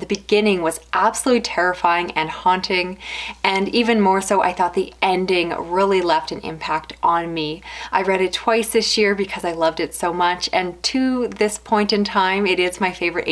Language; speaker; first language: English; native; English